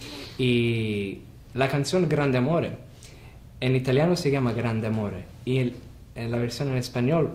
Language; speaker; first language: Spanish; non-native, fluent; Italian